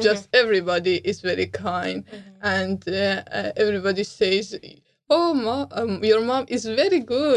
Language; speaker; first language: English; non-native, learner; Persian